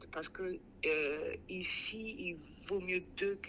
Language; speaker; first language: French; non-native, local second language; Sango